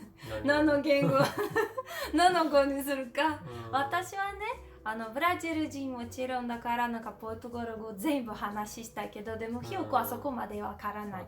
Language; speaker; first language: Japanese; non-native, learner; Portuguese